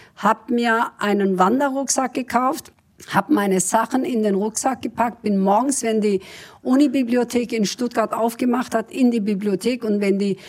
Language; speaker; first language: German; early bilingual, other home language; Kurdish